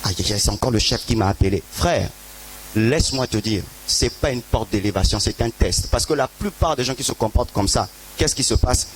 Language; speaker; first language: French; non-native, local second language; Lingala